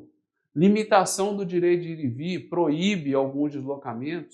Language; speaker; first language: Portuguese; native; Portuguese